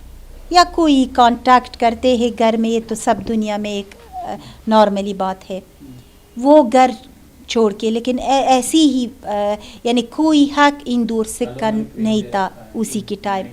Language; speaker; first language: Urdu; non-native, fluent; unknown